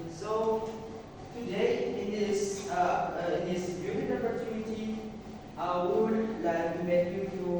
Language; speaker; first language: English; non-native, learner; Indonesian